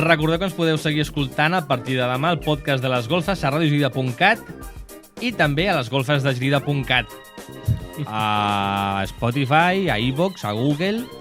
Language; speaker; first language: Catalan; native; Catalan